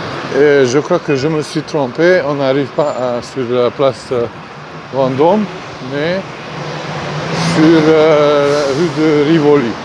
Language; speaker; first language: French; non-native, fluent; Hungarian